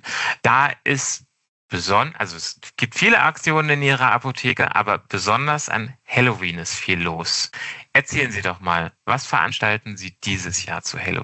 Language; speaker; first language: German; native; German